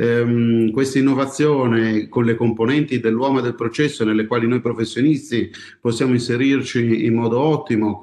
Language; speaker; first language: Italian; native; Italian